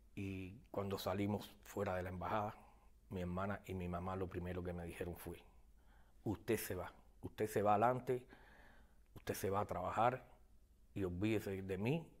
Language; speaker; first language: Spanish; native; Spanish